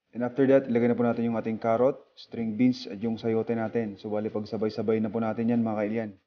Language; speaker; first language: Filipino; non-native, local second language; Iloko